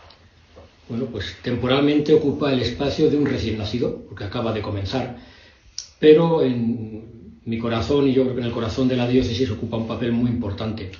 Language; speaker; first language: Spanish; native; Spanish